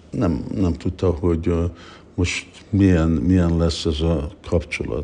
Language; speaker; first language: Hungarian; early bilingual, heritage; Hungarian